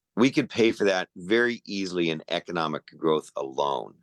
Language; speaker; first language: English; native; English